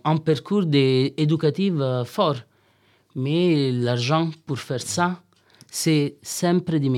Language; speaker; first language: French; non-native, learner; Italian